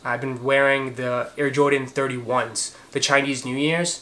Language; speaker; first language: English; native; English